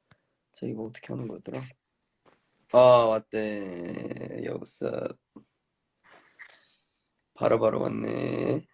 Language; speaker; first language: Korean; early bilingual, heritage; Korean